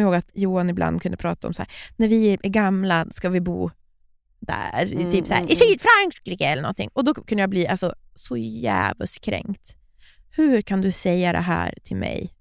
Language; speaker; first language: Swedish; native; Swedish